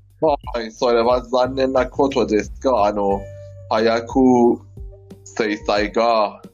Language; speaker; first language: Japanese; non-native, learner; Persian